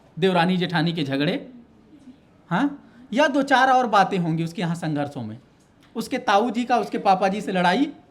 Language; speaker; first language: Hindi; native; Hindi